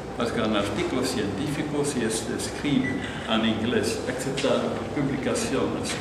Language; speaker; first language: Spanish; non-native, fluent; Dutch